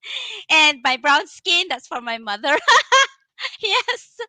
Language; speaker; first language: English; non-native, local second language; Filipino